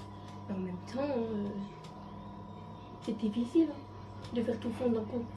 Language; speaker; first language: French; native; French